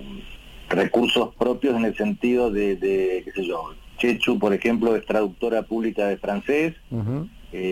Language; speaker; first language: Spanish; native; Spanish